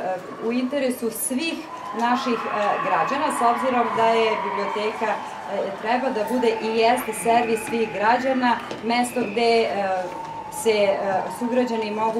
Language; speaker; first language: Croatian; native; Croatian